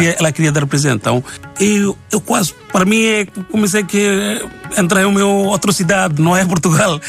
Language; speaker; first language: Portuguese; non-native, learner; Bangla